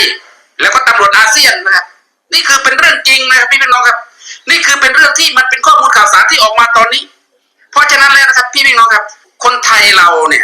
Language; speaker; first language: Thai; native; Thai